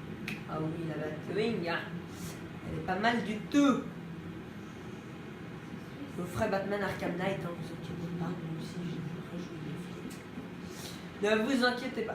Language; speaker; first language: French; native; French